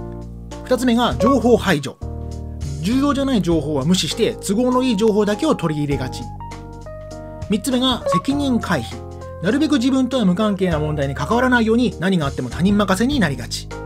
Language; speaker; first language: Japanese; native; Japanese